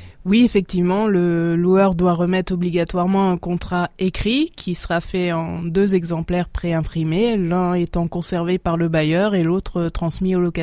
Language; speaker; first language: French; native; French